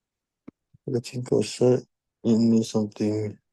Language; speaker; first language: Chinese; non-native, learner; Indonesian